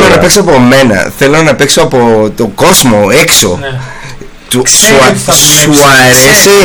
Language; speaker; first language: Greek; non-native, learner; English